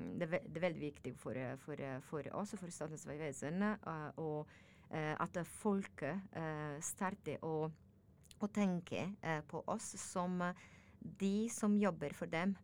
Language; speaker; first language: Norwegian; non-native, learner; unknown